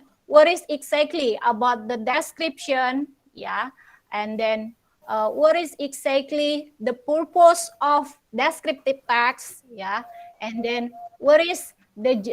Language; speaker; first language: English; non-native, local second language; Indonesian